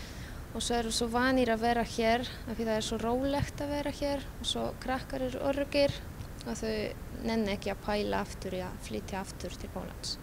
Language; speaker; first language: Icelandic; non-native, fluent; Polish